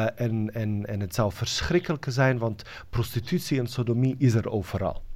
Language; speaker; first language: Dutch; non-native, fluent; Bosnian